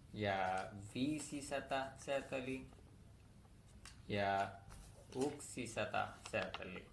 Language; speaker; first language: Finnish; non-native, learner; Urdu